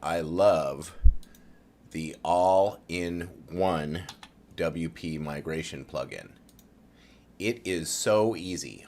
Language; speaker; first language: English; native; English